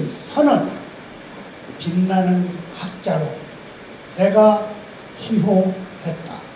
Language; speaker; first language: Korean; native; Korean